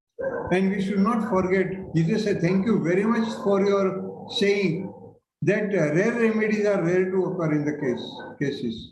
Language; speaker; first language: English; non-native, local second language; Hindi